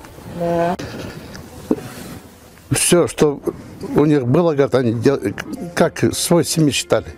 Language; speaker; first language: Russian; non-native, local second language; Turkish